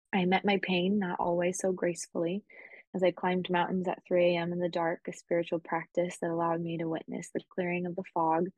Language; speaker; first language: English; early bilingual, other home language; Spanish